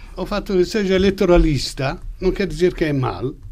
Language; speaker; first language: Portuguese; non-native, fluent; Italian